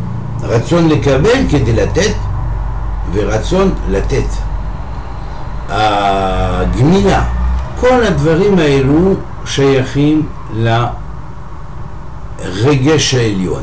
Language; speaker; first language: Hebrew; non-native, fluent; French